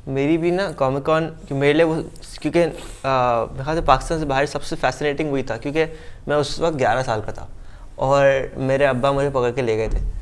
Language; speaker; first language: Urdu; native; Urdu